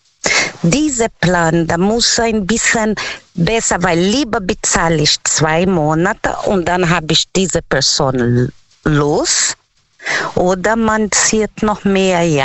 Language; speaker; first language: German; non-native, learner; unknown